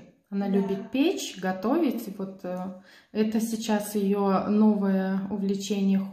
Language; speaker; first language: Russian; native; Russian